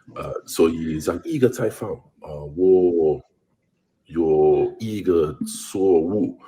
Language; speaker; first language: Chinese; non-native, learner; English